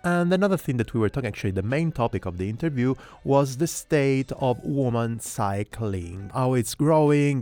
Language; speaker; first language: English; non-native, fluent; Italian